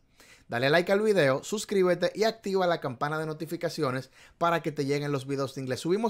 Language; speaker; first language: Spanish; native; Spanish